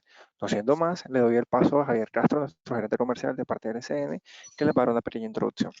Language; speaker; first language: Spanish; native; Spanish